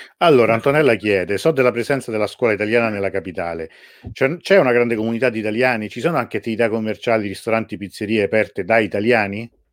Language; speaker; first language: Italian; early bilingual, other home language; Persian